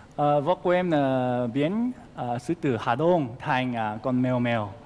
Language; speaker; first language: Vietnamese; non-native, fluent; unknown